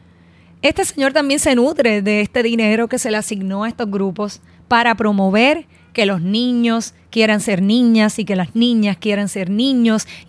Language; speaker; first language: Spanish; native; Spanish